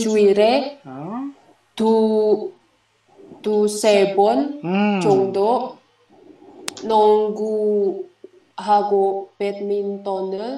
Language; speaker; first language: Korean; non-native, learner; Indonesian